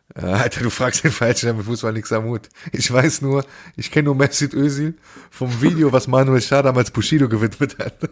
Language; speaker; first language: German; early bilingual, other home language; Turkish